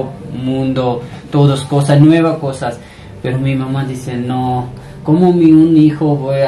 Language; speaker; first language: Spanish; non-native, learner; Punjabi